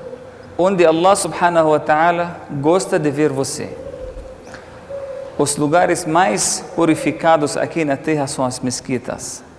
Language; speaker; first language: Portuguese; non-native, fluent; Arabic